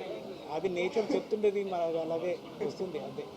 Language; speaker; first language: Telugu; non-native, learner; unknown